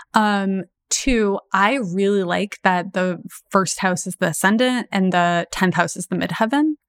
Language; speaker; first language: English; native; English